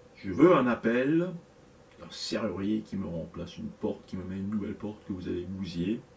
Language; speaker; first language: French; native; French